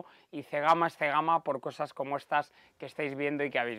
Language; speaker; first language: Spanish; native; Spanish